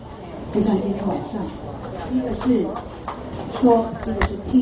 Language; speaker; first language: Chinese; native; Chinese